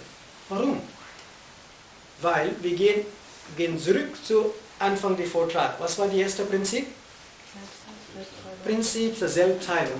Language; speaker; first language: German; non-native, fluent; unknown